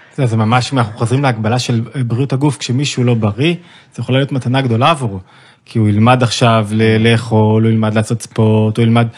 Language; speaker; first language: Hebrew; native; Hebrew